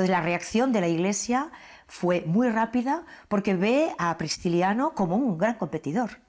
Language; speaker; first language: Spanish; native; Spanish